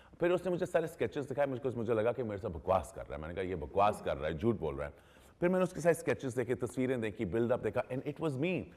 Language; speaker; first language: Urdu; early bilingual, heritage; Urdu